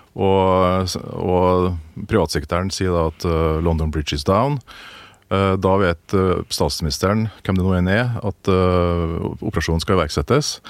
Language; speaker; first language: Norwegian; native; Norwegian